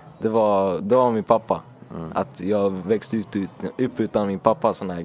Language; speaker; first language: Swedish; early bilingual, other home language; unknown